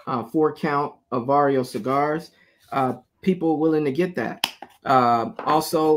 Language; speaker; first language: English; native; English